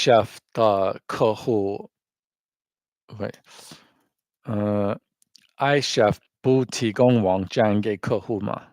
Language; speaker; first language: Chinese; non-native, fluent; English